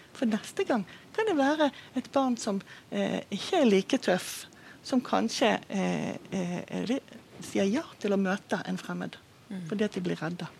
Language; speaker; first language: Norwegian; non-native, fluent; Hebrew